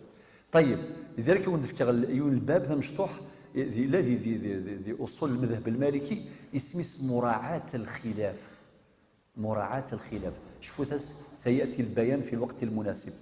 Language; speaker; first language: Arabic; non-native, local second language; Kabyle